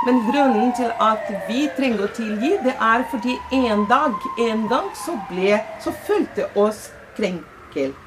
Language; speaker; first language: Norwegian; non-native, fluent; Portuguese